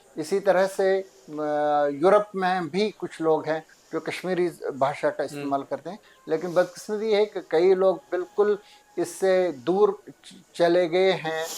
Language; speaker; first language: Hindi; non-native, local second language; Kashmiri